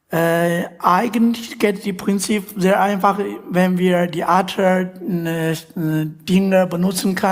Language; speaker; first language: German; non-native, learner; Chinese